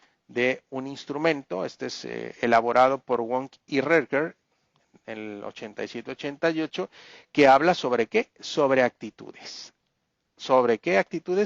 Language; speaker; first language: Spanish; native; Spanish